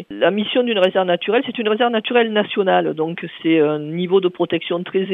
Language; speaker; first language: French; native; French